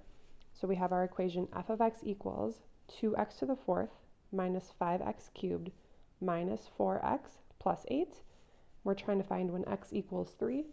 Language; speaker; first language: English; native; English